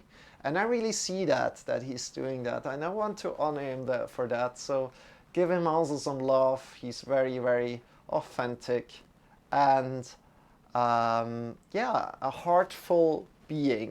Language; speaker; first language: English; non-native, fluent; German